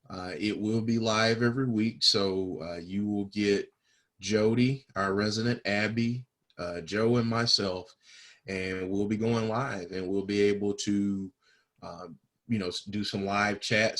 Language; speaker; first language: English; native; English